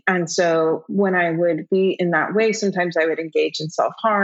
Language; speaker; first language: English; early bilingual, other home language; German